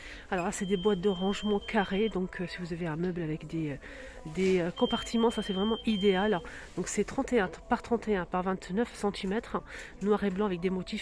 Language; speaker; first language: French; native; French